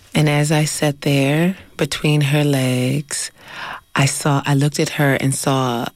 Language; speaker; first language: English; native; English